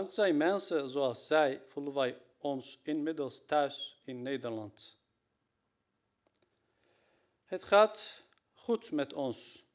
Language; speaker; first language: Dutch; non-native, fluent; Turkish